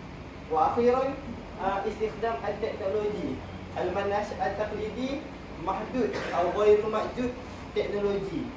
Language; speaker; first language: Arabic; non-native, learner; Malay